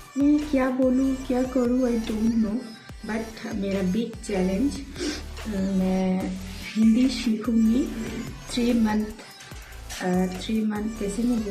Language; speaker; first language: Hindi; non-native, local second language; Bangla